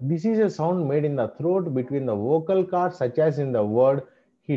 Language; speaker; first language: English; non-native, local second language; Telugu